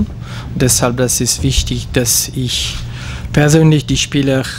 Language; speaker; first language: German; non-native, local second language; French